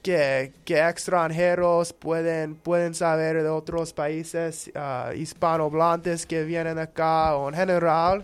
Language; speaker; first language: Spanish; non-native, learner; English